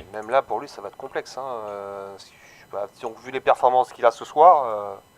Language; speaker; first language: French; native; French